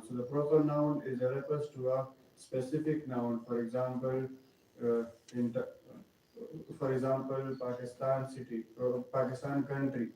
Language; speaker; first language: English; non-native, learner; Pashto